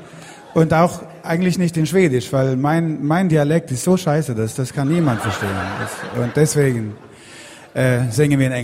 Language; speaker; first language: German; non-native, learner; Swedish